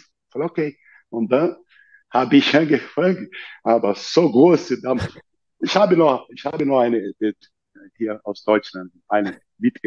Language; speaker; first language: German; non-native, learner; Portuguese